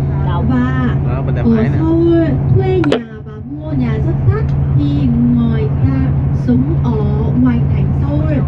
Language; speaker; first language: Vietnamese; non-native, learner; Korean